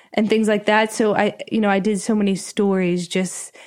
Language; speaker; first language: English; native; English